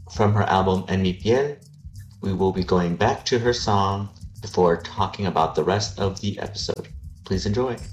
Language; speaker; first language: English; early bilingual, other home language; Spanish